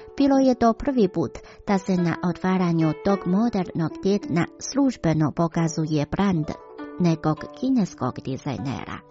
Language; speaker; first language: Croatian; non-native, fluent; Chinese